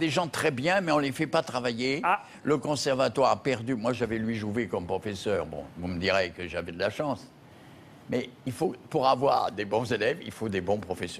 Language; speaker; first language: French; native; French